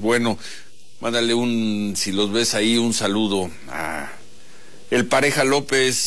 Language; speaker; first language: Spanish; native; Spanish